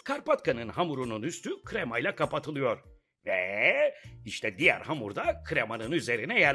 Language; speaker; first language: Turkish; native; Turkish